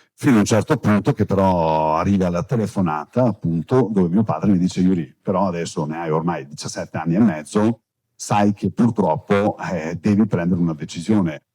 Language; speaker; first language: Italian; non-native, fluent; Turkish